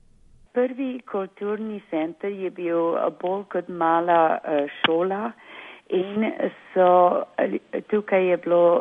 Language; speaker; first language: Slovenian; early bilingual, heritage; Slovenian